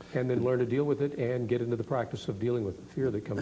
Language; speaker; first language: English; native; English